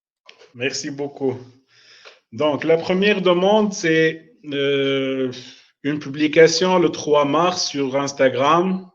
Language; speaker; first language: French; non-native, local second language; Arabic